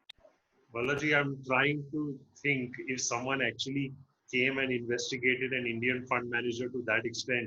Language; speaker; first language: English; non-native, local second language; Hindi